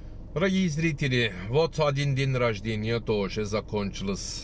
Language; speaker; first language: Russian; non-native, learner; Turkish